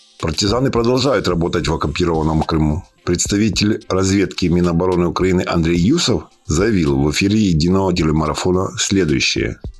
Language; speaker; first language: Russian; non-native, local second language; Ukrainian